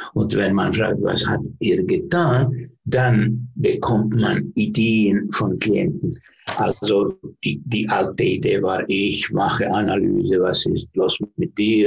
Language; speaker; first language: German; non-native, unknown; Finnish